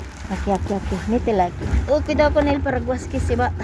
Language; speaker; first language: Spanish; non-native, learner; Filipino